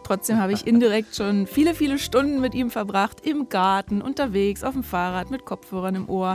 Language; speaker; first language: German; native; German